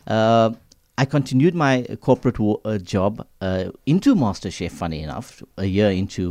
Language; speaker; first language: English; native; English